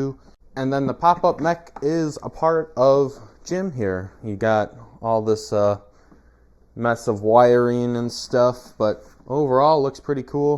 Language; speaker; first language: English; native; English